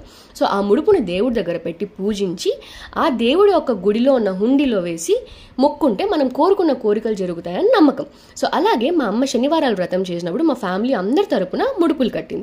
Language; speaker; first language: Telugu; native; Telugu